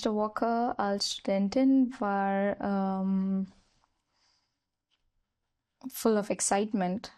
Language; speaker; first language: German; non-native, learner; Marathi